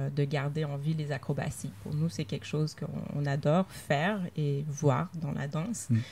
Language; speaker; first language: French; native; French